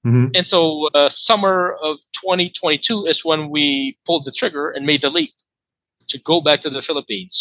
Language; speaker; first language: English; non-native, local second language; Filipino